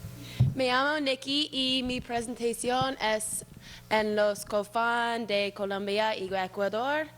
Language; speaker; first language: Spanish; non-native, learner; English